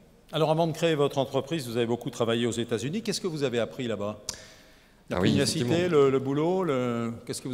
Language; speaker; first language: French; native; French